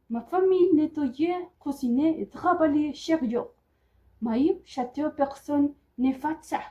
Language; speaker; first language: French; non-native, learner; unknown